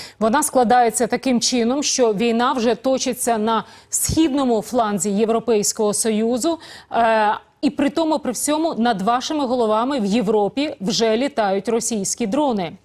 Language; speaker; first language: Ukrainian; native; Ukrainian